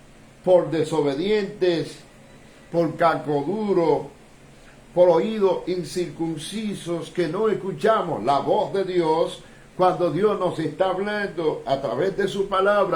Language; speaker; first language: Spanish; native; Spanish